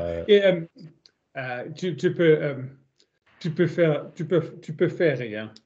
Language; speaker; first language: French; non-native, learner; German